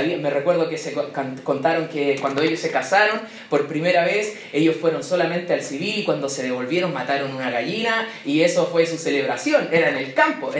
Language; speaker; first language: Spanish; native; Spanish